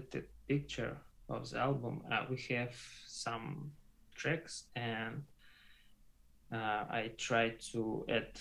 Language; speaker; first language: English; non-native, learner; Russian